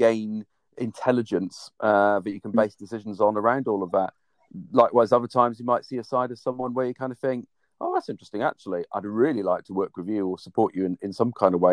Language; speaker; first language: English; native; English